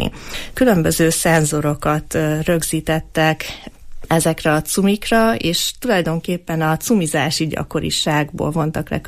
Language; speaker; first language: Hungarian; native; Hungarian